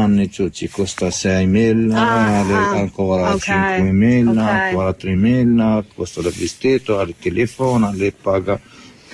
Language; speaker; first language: Italian; non-native, learner; Arabic